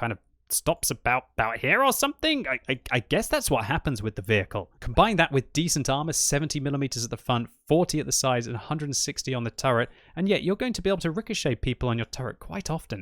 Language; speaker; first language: English; native; English